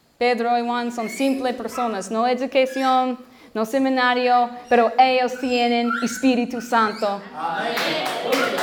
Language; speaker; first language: Spanish; non-native, learner; English